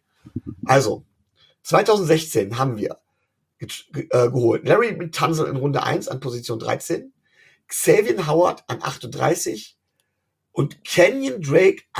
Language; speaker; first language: German; native; German